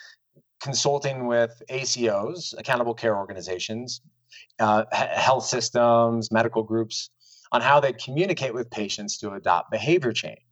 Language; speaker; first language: English; native; English